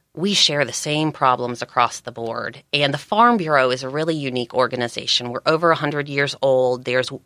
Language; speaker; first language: English; native; English